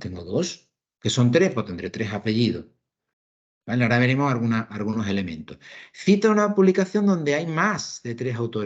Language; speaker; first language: Spanish; native; Spanish